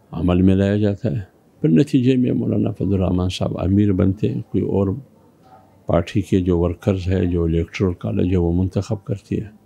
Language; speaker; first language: Urdu; non-native, local second language; Pashto